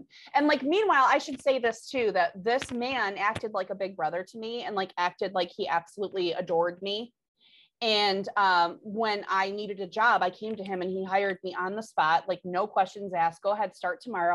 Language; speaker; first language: English; native; English